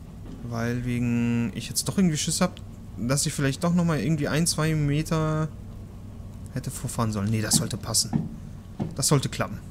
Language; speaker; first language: German; native; German